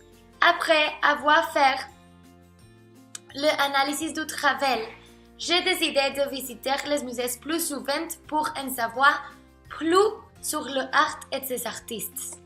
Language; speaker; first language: French; non-native, learner; Spanish